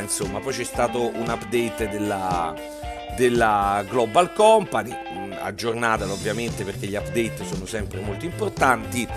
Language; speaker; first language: Italian; native; Italian